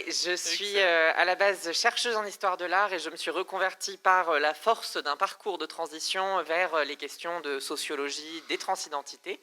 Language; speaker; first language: French; native; French